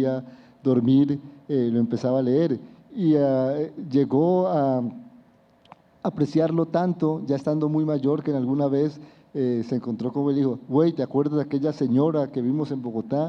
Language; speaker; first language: Spanish; native; Spanish